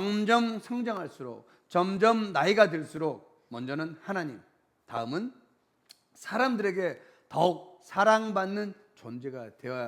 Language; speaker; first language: Korean; native; Korean